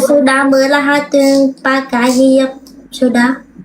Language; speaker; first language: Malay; non-native, learner; Vietnamese